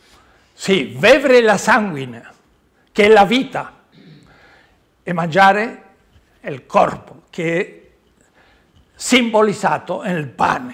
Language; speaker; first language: Italian; non-native, learner; Spanish